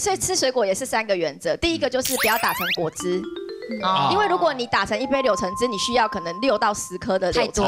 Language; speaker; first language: Chinese; native; Chinese